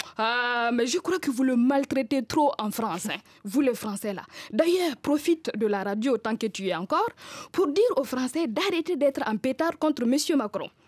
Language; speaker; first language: French; non-native, local second language; Mossi